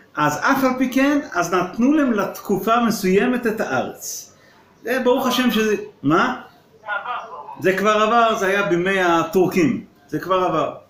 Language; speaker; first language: Hebrew; non-native, local second language; Yiddish